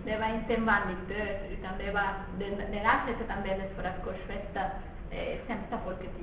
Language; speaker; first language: Swedish; non-native, fluent; Spanish